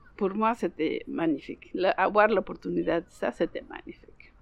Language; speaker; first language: French; non-native, learner; Spanish